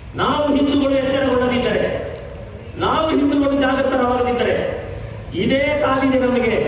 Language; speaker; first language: Kannada; non-native, local second language; Kodava